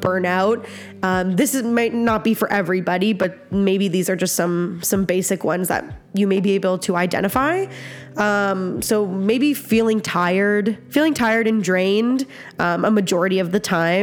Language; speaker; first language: English; native; English